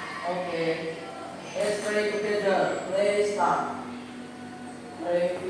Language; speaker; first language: English; non-native, learner; Indonesian